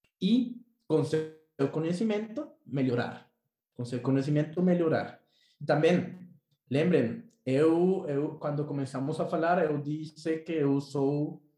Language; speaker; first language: Portuguese; non-native, learner; Spanish